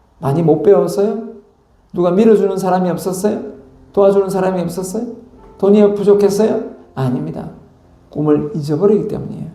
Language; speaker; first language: Korean; native; Korean